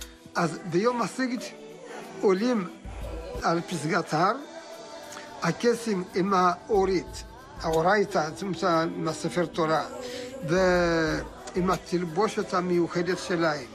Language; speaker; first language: Hebrew; non-native, fluent; Amharic